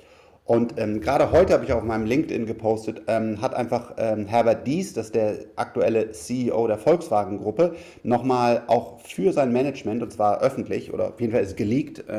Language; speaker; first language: German; native; German